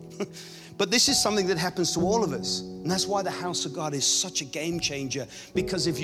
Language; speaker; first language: English; native; English